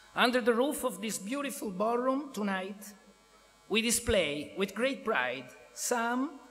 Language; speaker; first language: English; non-native, fluent; Italian